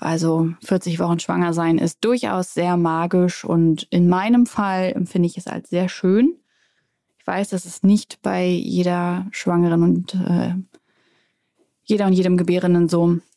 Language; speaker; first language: German; native; German